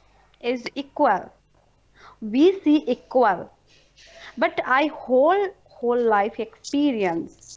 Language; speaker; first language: English; non-native, learner; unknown